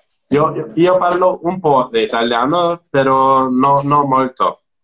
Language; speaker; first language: Spanish; non-native, learner; Turkish